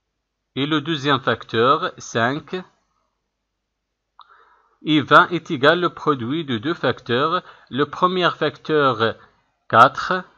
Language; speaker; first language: French; non-native, local second language; Arabic